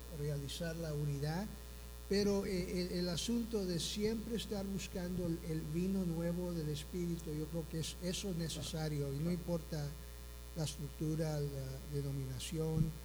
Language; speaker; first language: Spanish; early bilingual, heritage; Spanish